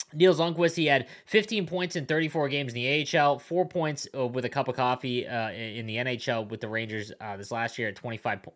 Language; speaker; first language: English; native; English